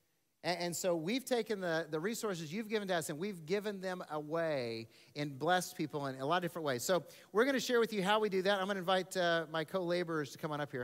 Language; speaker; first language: English; native; English